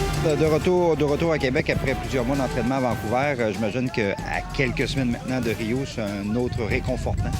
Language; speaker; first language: French; native; French